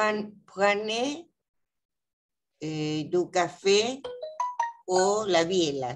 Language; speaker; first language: French; non-native, learner; Spanish